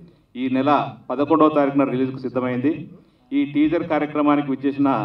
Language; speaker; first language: Telugu; native; Telugu